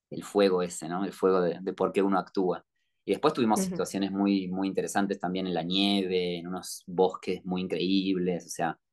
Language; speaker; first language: Spanish; native; Spanish